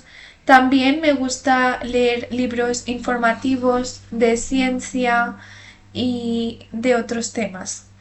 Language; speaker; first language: Spanish; non-native, fluent; Urdu